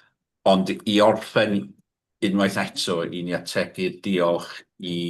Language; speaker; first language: Welsh; native; Welsh